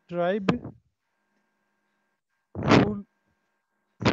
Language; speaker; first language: German; non-native, learner; Urdu